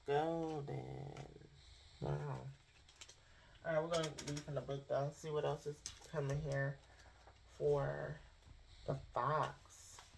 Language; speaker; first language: English; native; English